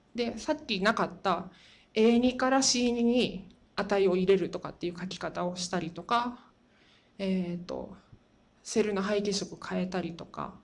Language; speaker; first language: Japanese; native; Japanese